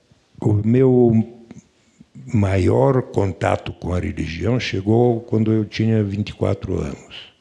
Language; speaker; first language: Portuguese; non-native, fluent; Bulgarian